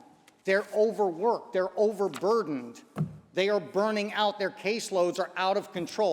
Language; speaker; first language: English; native; English